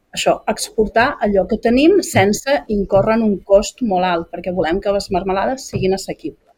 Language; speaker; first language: Catalan; native; Catalan